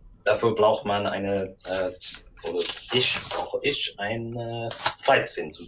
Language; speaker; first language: German; non-native, learner; English